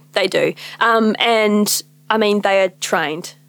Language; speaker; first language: English; native; English